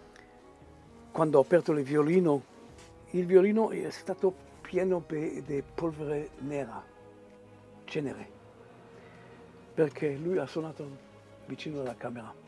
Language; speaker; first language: Italian; non-native, fluent; Hebrew